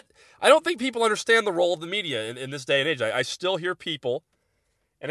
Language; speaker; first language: English; native; English